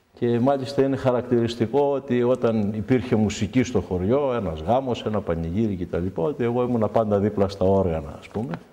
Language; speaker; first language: Greek; native; Greek